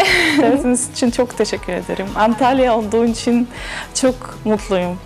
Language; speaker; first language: Turkish; non-native, learner; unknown